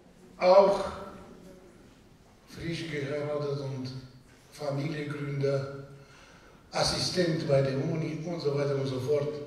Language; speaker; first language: German; non-native, fluent; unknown